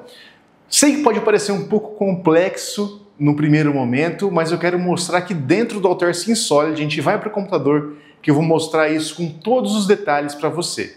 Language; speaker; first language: Portuguese; native; Portuguese